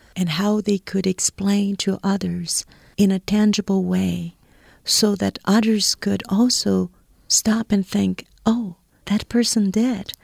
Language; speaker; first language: English; non-native, fluent; Portuguese